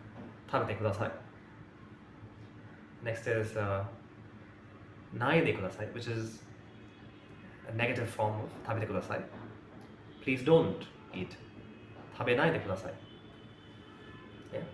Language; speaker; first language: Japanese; non-native, fluent; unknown